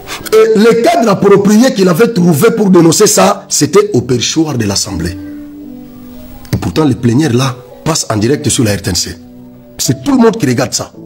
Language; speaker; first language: French; non-native, local second language; Lingala